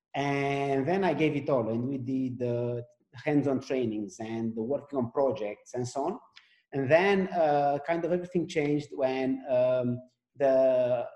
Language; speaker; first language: English; non-native, fluent; Romanian